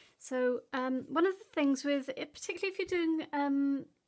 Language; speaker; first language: English; native; English